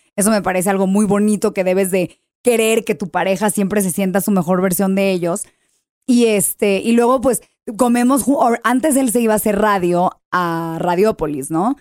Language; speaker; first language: Spanish; early bilingual, heritage; English